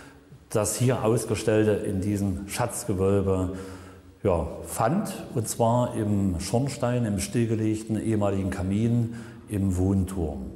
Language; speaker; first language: German; native; German